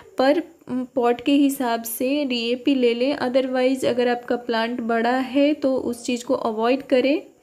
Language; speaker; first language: Hindi; native; Hindi